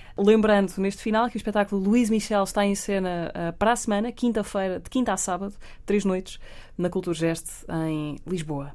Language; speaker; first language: Portuguese; native; Portuguese